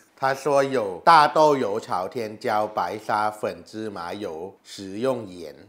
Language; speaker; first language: Chinese; non-native, fluent; Thai